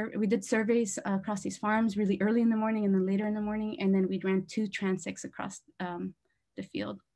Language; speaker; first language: English; native; English